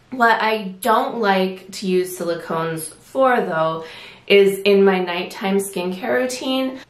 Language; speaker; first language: English; native; English